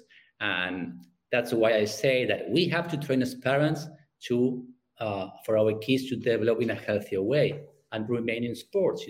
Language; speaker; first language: English; non-native, fluent; Spanish